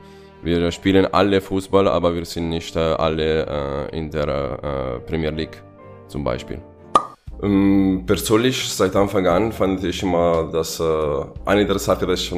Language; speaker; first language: German; non-native, fluent; Italian